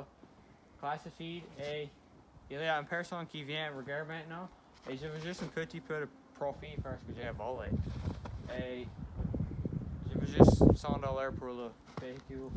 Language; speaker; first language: French; non-native, learner; English